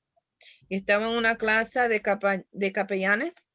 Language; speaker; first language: Spanish; early bilingual, heritage; Spanish